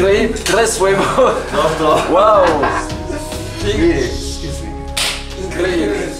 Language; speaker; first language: Spanish; non-native, fluent; French